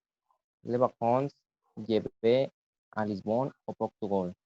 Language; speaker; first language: French; non-native, learner; Spanish